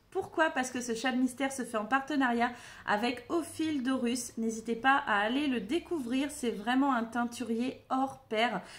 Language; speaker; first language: French; native; French